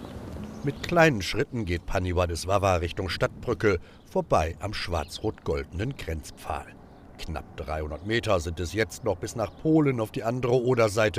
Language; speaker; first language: German; native; German